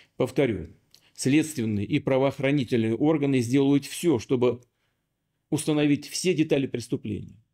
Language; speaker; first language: Russian; native; Russian